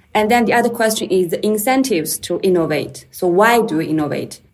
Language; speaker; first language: English; non-native, fluent; Chinese